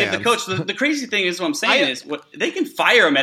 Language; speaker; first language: English; native; English